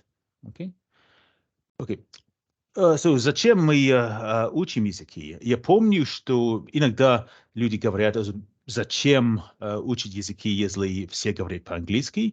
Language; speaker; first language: Russian; non-native, fluent; English